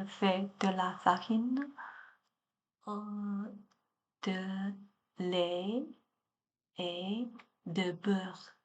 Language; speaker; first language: French; non-native, learner; Chinese